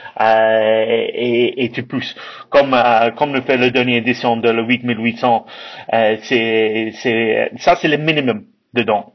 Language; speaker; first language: French; non-native, learner; English